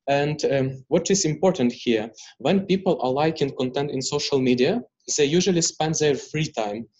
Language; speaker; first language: English; non-native, fluent; Ukrainian